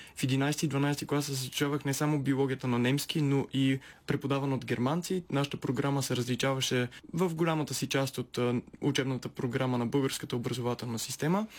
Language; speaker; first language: Bulgarian; native; Bulgarian